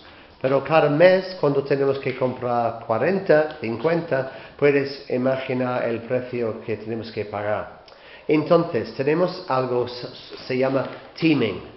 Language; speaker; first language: Spanish; non-native, learner; English